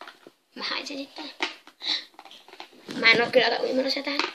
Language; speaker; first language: Finnish; native; Finnish